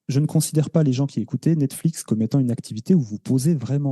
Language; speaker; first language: French; native; French